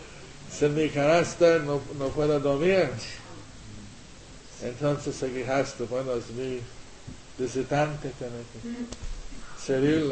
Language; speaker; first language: Spanish; non-native, learner; English